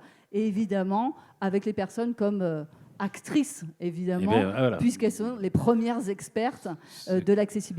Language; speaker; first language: French; native; French